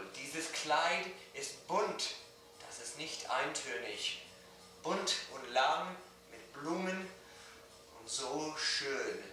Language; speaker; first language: German; non-native, learner; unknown